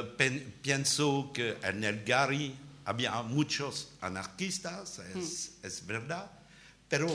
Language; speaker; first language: Spanish; non-native, learner; French